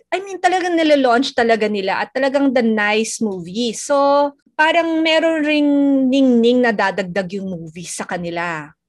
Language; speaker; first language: Filipino; native; Filipino